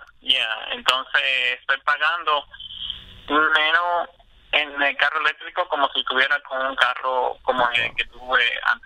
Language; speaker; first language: Spanish; early bilingual, other home language; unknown